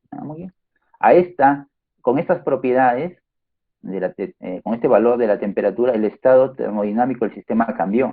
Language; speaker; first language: Spanish; native; Spanish